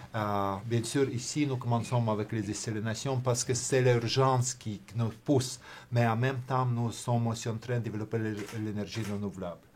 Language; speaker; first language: French; non-native, fluent; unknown